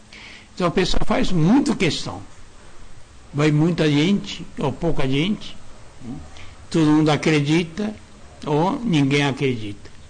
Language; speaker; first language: Portuguese; non-native, learner; Japanese